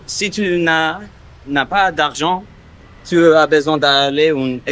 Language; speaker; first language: French; non-native, learner; English